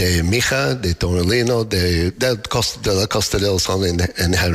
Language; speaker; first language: Spanish; non-native, learner; English